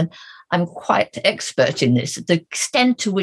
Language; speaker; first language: English; native; English